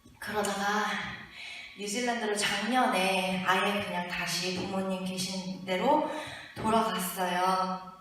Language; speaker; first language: Korean; early bilingual, heritage; Korean